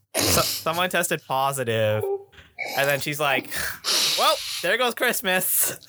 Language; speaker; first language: English; early bilingual, other home language; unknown